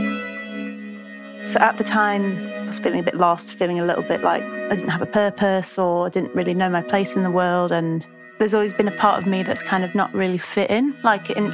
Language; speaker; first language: English; native; English